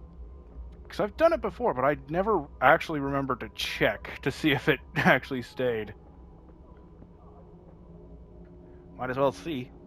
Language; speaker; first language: English; native; English